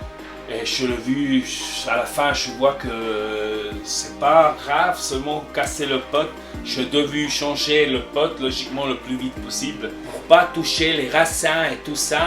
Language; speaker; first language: French; non-native, learner; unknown